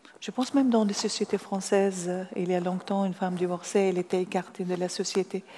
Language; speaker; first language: French; non-native, fluent; Arabic